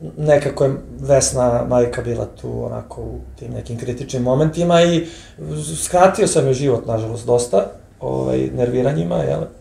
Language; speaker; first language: Serbian; native; Serbian